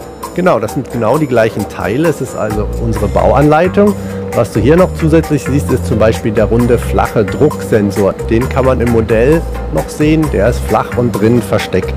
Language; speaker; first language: German; native; German